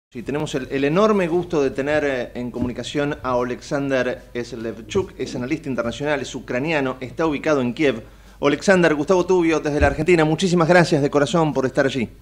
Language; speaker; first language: Spanish; native; Spanish